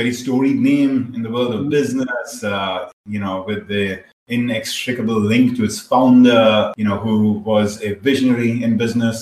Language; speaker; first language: English; non-native, local second language; Hindi